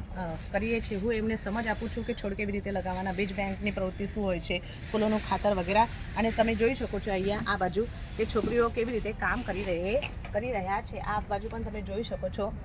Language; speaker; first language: Gujarati; non-native, local second language; Marathi